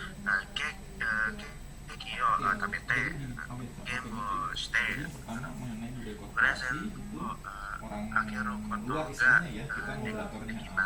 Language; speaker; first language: Japanese; non-native, learner; Indonesian